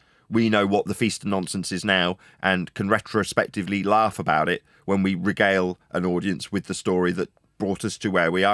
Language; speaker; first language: English; native; English